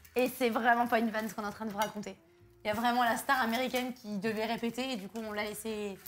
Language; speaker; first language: French; native; French